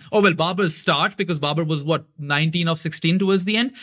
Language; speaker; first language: English; non-native, local second language; Urdu